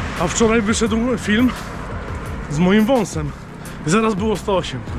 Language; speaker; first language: Polish; native; Polish